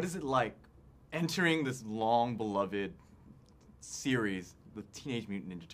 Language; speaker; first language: English; native; English